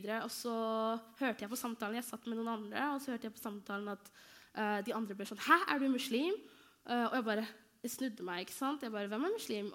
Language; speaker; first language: Norwegian; early bilingual, other home language; Somali